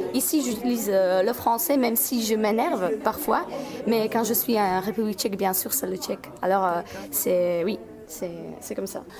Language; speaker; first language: French; non-native, fluent; Czech